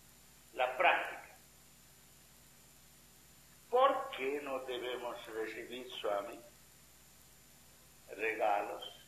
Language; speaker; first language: Spanish; non-native, fluent; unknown